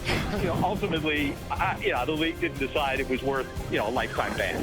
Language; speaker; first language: English; native; English